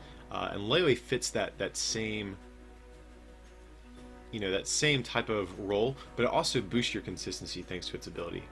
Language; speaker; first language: English; native; English